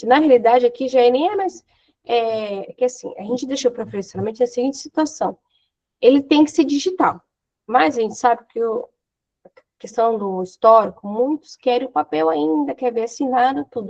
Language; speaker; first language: Portuguese; native; Portuguese